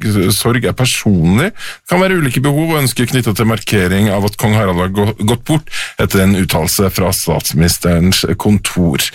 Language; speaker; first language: Norwegian; native; Norwegian